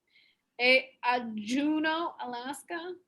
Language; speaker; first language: Italian; non-native, fluent; English